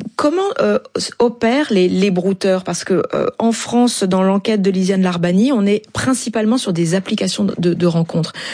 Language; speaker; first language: French; native; French